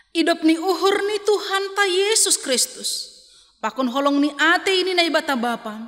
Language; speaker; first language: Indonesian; non-native, local second language; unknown